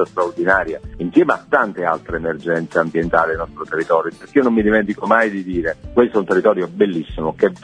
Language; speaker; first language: Italian; native; Italian